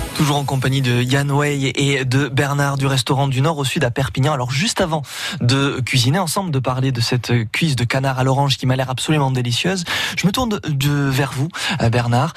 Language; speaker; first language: French; native; French